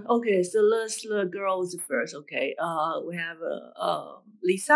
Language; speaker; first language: English; non-native, fluent; Chinese